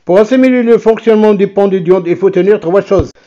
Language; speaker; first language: French; non-native, local second language; Arabic